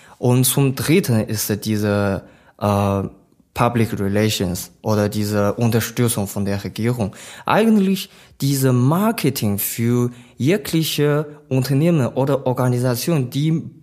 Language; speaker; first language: German; non-native, learner; Chinese